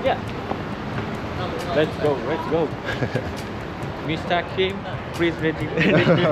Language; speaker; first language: English; non-native, learner; Japanese